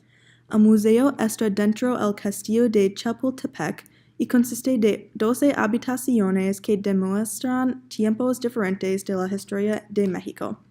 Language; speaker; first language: Spanish; non-native, learner; English